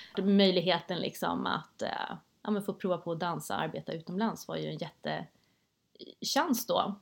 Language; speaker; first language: Swedish; native; Swedish